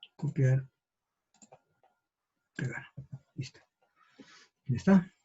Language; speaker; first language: Spanish; native; Spanish